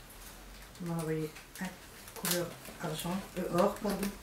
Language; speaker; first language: French; native; French